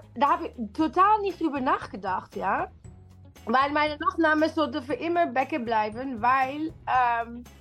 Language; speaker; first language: German; non-native, learner; Dutch